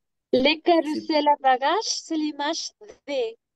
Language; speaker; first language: French; non-native, learner; English